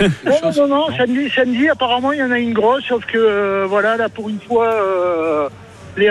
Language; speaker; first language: French; native; French